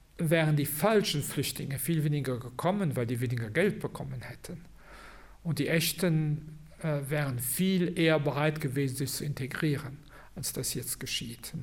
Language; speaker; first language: German; non-native, local second language; Luxembourgish